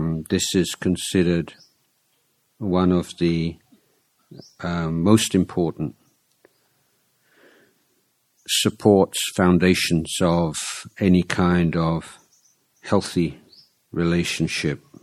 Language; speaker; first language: English; native; English